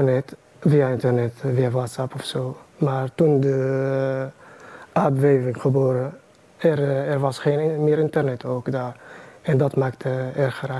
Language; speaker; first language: Dutch; non-native, learner; Arabic